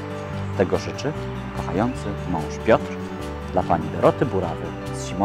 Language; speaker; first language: Polish; native; Polish